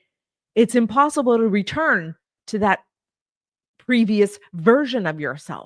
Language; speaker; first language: English; native; English